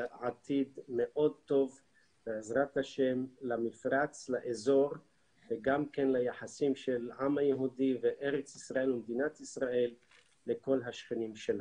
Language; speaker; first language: Hebrew; non-native, fluent; Arabic